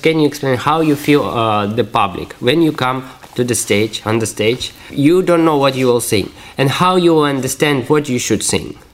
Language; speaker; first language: English; non-native, fluent; Russian